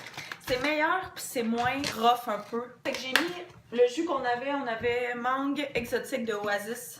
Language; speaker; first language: French; native; French